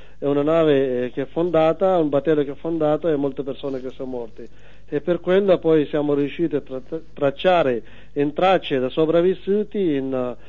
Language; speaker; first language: Italian; non-native, learner; Urdu